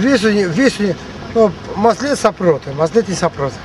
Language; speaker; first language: Latvian; non-native, learner; Russian